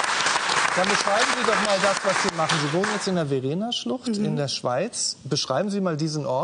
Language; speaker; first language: German; native; German